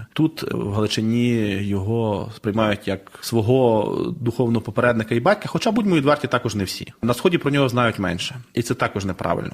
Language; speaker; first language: Ukrainian; native; Ukrainian